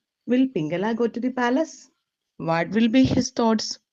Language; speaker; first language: English; non-native, local second language; Malayalam